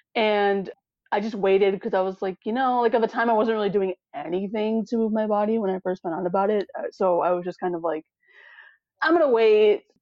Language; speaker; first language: English; early bilingual, other home language; Samoan